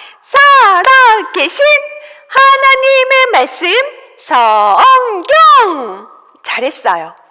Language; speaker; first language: Korean; native; Korean